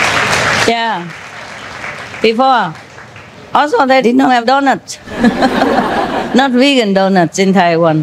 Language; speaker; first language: English; non-native, fluent; Vietnamese